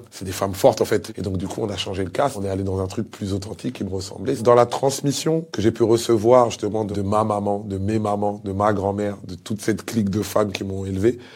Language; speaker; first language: French; early bilingual, other home language; Lingala